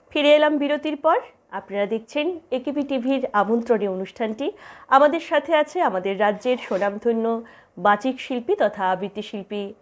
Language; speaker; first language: Bangla; native; Bangla